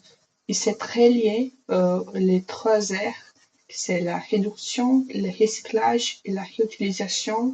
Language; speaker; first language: French; non-native, fluent; Portuguese